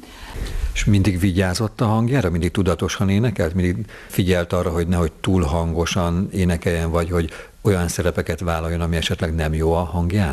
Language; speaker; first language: Hungarian; native; Hungarian